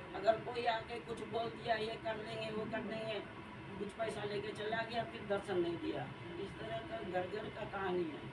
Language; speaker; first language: Hindi; non-native, local second language; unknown